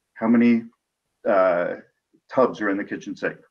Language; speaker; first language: English; native; English